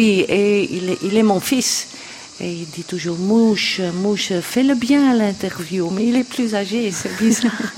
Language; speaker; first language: French; non-native, local second language; Dutch